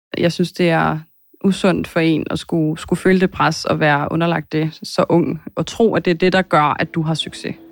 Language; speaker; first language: Danish; native; Danish